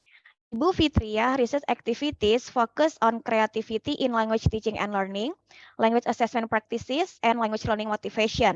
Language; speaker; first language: English; non-native, fluent; Indonesian